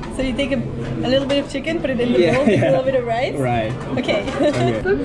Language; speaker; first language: English; non-native, fluent; Slovak